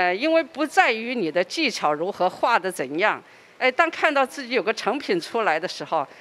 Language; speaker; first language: Chinese; native; Chinese